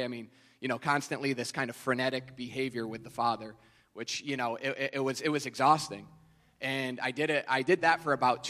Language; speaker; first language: English; native; English